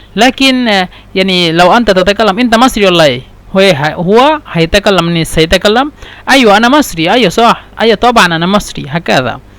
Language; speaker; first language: Egyptian Arabic; non-native, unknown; Bangla